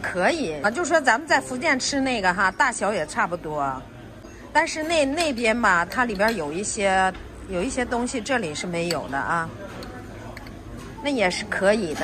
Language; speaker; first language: Chinese; native; Chinese